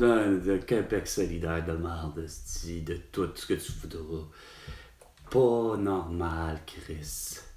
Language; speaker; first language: French; native; French